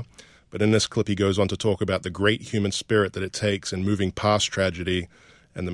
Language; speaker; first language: English; native; English